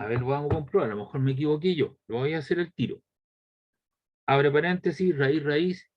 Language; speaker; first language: Spanish; native; Spanish